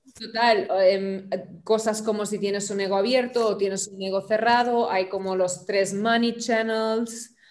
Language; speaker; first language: Spanish; non-native, fluent; German